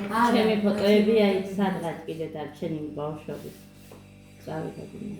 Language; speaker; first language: Georgian; non-native, local second language; Mingrelian